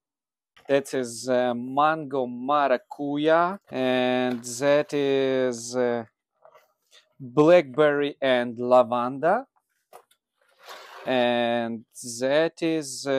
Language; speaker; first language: English; non-native, learner; Russian